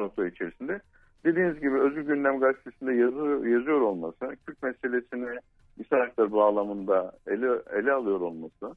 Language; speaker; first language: Turkish; native; Turkish